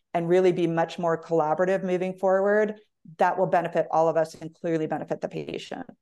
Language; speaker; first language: English; native; English